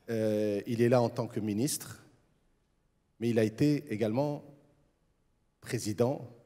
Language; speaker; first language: French; non-native, local second language; Arabic